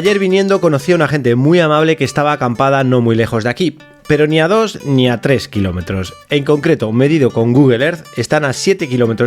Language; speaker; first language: Spanish; native; Spanish